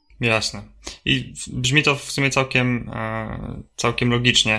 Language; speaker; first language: Polish; native; Polish